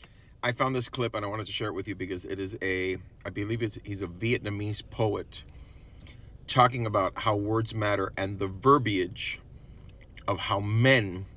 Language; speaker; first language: English; native; English